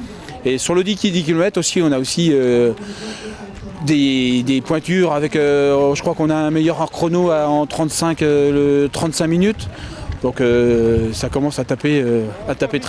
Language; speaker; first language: French; native; French